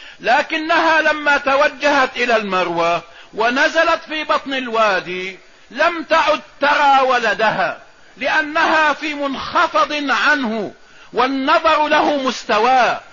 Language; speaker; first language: Arabic; native; Arabic